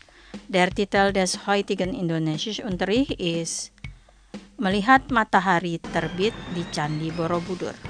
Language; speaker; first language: German; non-native, fluent; Indonesian